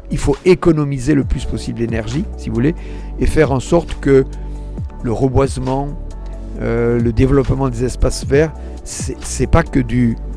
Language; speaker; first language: French; native; French